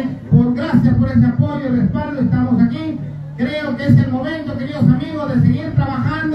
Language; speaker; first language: Spanish; native; Spanish